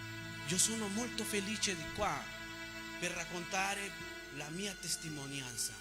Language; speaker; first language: Italian; non-native, fluent; Spanish